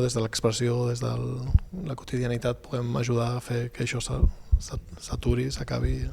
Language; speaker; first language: Catalan; native; Catalan